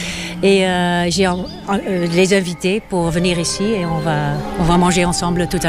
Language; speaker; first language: French; non-native, fluent; Dutch